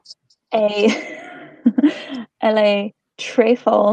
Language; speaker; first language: French; non-native, learner; English